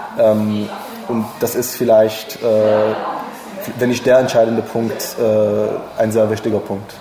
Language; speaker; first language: German; non-native, fluent; English